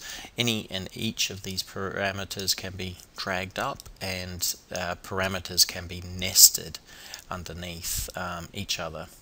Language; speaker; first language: English; native; English